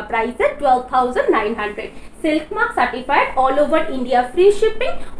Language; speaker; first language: Hindi; non-native, local second language; Bangla